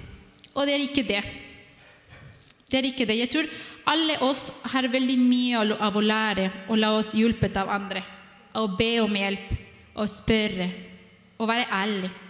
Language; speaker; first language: Norwegian; non-native, fluent; Spanish